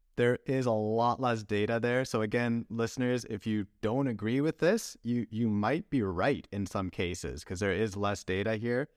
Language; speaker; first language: English; native; English